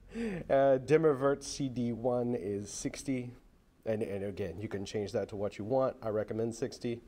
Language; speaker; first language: English; native; English